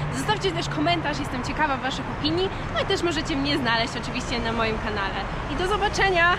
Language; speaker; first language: Polish; early bilingual, heritage; Polish